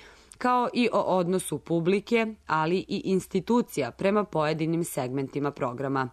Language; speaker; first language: Serbian; native; Serbian